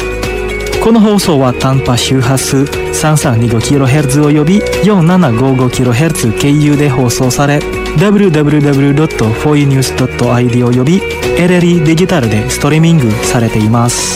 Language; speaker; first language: Japanese; non-native, fluent; Indonesian